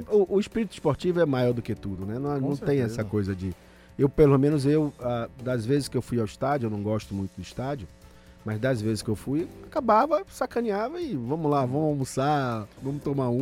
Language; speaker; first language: Portuguese; native; Portuguese